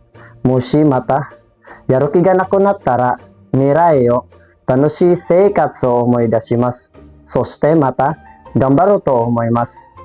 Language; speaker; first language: Japanese; non-native, learner; Filipino